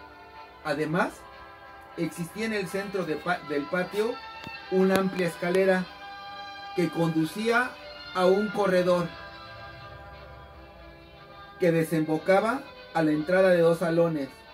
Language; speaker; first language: Spanish; native; Spanish